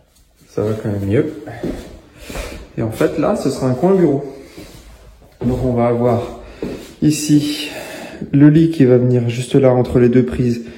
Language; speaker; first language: French; native; French